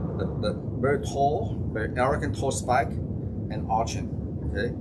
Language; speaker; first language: English; non-native, fluent; Chinese